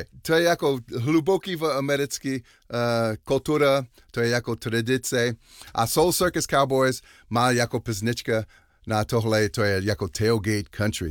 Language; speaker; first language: Czech; non-native, learner; English